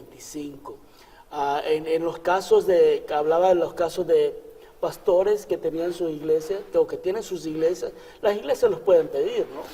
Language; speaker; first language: Spanish; native; Spanish